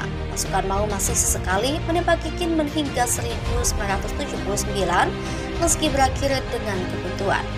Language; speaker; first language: Indonesian; native; Indonesian